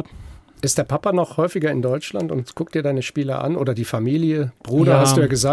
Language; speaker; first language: German; native; German